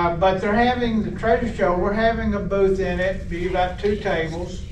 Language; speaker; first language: English; native; English